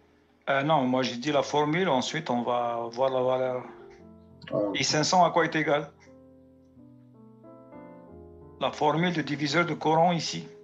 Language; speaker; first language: French; native; French